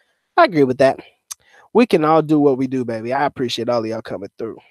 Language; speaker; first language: English; native; English